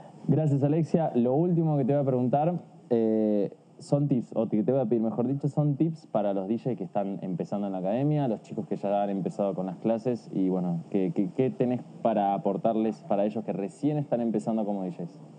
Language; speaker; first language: Spanish; native; Spanish